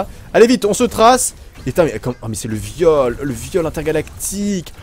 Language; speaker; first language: French; native; French